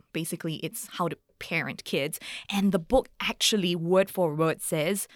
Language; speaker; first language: English; native; English